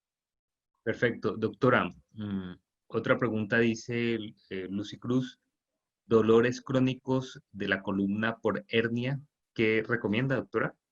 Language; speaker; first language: Spanish; native; Spanish